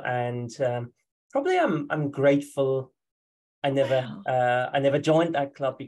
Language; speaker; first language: English; non-native, fluent; German